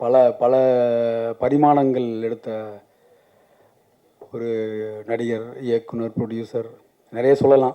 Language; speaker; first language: Tamil; native; Tamil